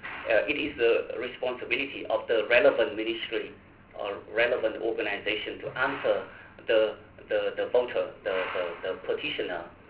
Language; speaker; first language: English; non-native, fluent; Vietnamese